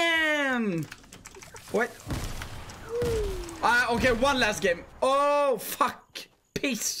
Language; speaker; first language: English; non-native, fluent; Swedish